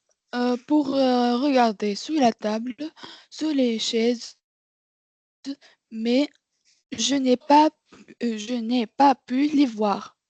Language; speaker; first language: French; non-native, learner; Arabic